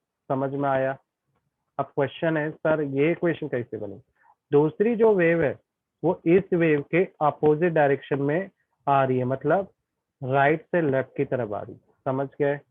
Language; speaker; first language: Hindi; native; Hindi